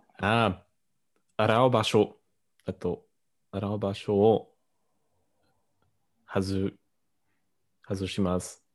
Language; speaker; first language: Japanese; non-native, learner; English